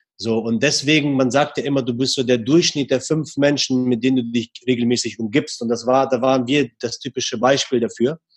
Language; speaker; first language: German; early bilingual, other home language; Russian